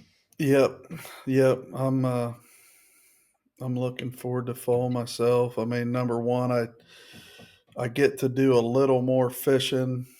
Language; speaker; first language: English; native; English